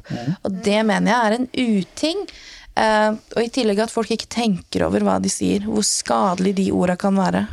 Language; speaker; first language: Norwegian; native; Norwegian